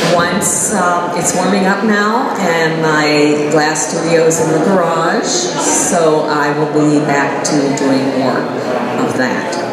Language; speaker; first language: English; native; English